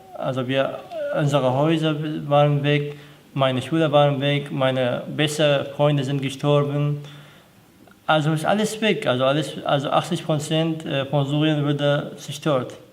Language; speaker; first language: German; non-native, learner; Arabic